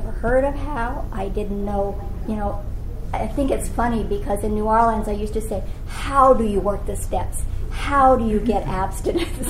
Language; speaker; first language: English; native; English